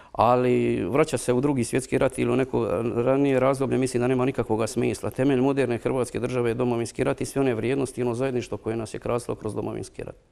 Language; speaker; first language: Croatian; native; Croatian